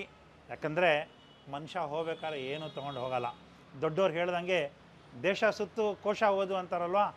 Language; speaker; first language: Kannada; native; Kannada